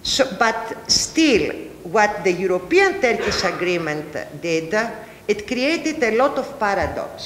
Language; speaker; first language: English; non-native, fluent; Greek